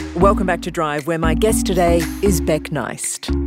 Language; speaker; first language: English; native; English